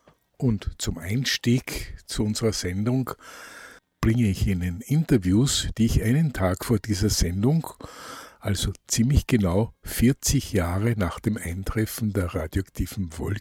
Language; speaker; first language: German; native; German